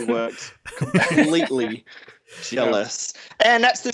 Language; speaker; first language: English; native; English